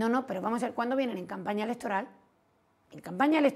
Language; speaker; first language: Spanish; native; Spanish